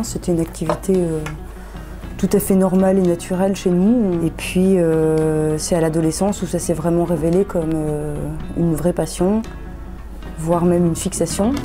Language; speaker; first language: French; native; French